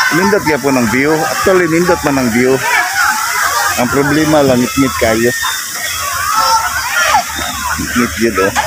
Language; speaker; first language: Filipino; non-native, local second language; Cebuano